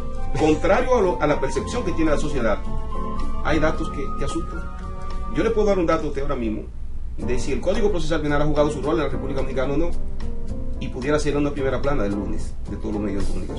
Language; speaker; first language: Spanish; native; Spanish